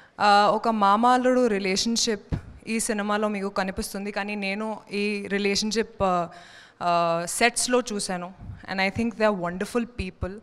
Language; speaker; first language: Telugu; non-native, learner; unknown